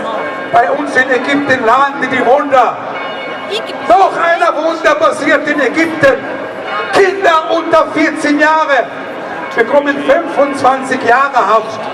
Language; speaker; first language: German; non-native, learner; Arabic